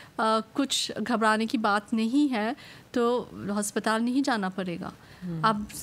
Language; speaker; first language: Hindi; non-native, local second language; Morisyen